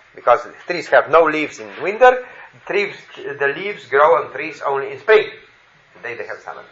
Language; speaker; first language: English; non-native, fluent; Slovenian